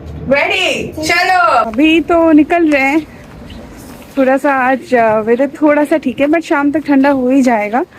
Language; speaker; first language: Hindi; non-native, local second language; Odia